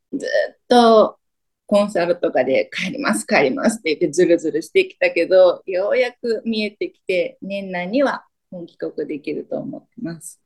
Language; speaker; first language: Japanese; native; Japanese